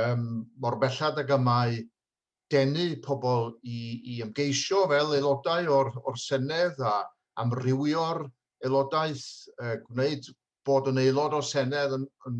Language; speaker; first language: Welsh; native; Welsh